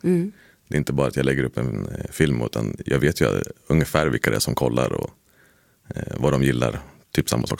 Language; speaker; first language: Swedish; native; Swedish